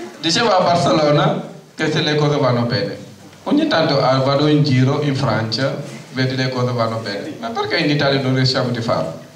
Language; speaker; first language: Italian; non-native, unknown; Wolof